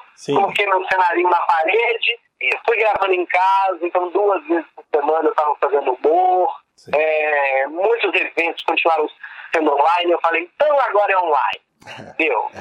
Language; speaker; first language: Portuguese; native; Portuguese